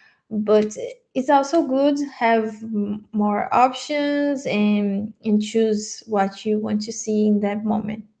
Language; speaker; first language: English; non-native, learner; Spanish